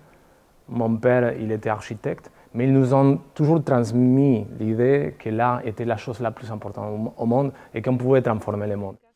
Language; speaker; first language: French; non-native, fluent; Spanish